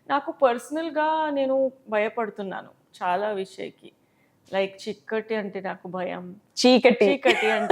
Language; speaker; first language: Telugu; non-native, learner; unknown